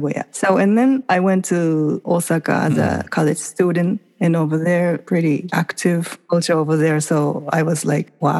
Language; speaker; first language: English; non-native, fluent; Japanese